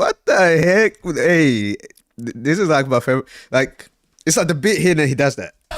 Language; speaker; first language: English; native; English